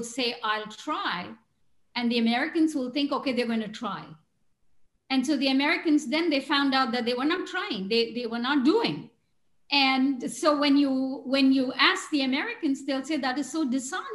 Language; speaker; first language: English; non-native, local second language; Tamil